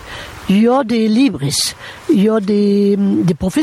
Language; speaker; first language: French; non-native, local second language; Occitan